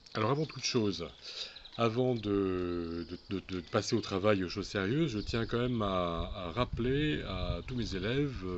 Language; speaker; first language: French; native; French